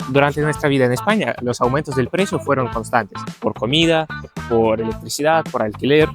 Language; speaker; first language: Spanish; non-native, fluent; Ukrainian